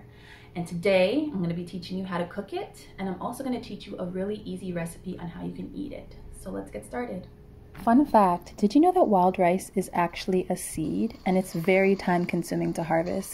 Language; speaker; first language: English; native; English